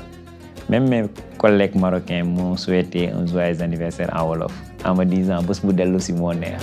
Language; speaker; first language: French; non-native, local second language; Wolof